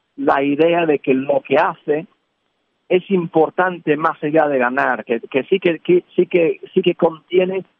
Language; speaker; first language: Spanish; non-native, fluent; English